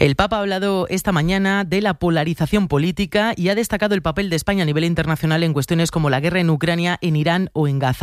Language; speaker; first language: Spanish; native; Spanish